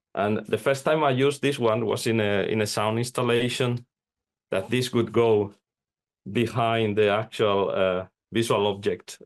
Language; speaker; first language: English; non-native, fluent; Spanish